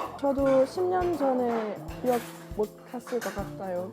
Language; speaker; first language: Korean; non-native, learner; German